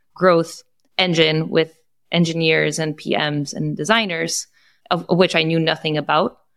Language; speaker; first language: English; non-native, fluent; Portuguese